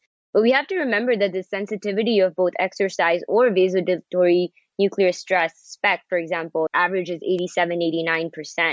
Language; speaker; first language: English; non-native, local second language; Urdu